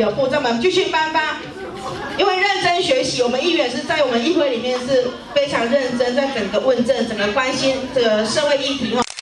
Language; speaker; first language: Chinese; native; Chinese